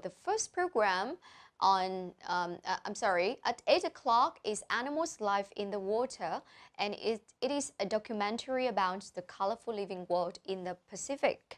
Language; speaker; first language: English; non-native, fluent; Vietnamese